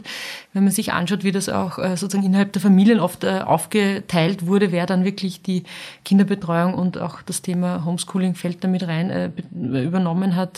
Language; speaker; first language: German; native; German